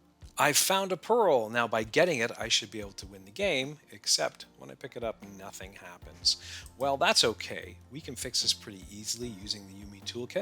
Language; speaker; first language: English; native; English